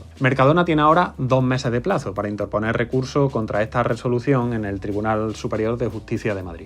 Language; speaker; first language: Spanish; native; Spanish